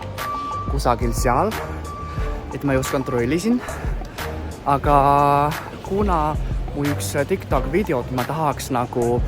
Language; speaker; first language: Estonian; non-native, fluent; Chinese